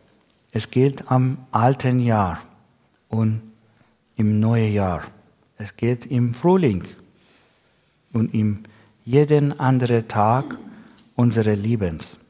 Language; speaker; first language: German; non-native, learner; Persian